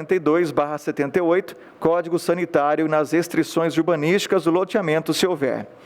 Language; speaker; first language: Portuguese; native; Portuguese